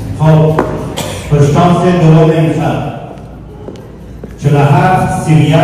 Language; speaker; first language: Persian; native; Persian